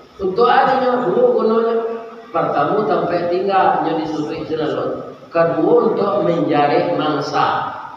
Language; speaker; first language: Malay; non-native, local second language; Minangkabau